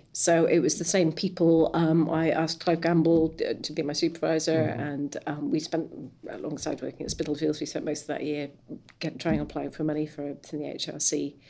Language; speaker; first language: English; native; English